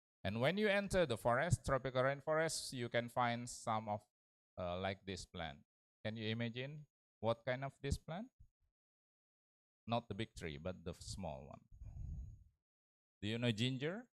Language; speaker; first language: English; non-native, learner; Indonesian